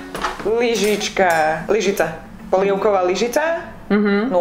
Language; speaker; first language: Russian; non-native, learner; Slovak